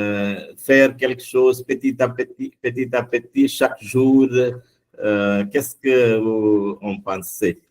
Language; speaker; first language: French; non-native, learner; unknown